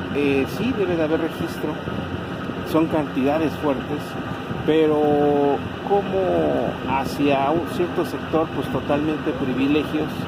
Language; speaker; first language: Spanish; native; Spanish